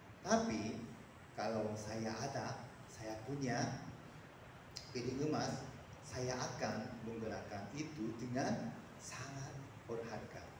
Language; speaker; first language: Indonesian; non-native, fluent; Korean